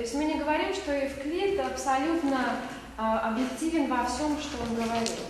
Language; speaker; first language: Russian; native; Russian